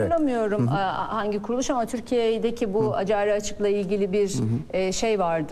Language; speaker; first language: Turkish; native; Turkish